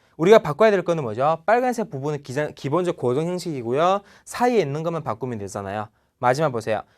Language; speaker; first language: Korean; non-native, fluent; Chinese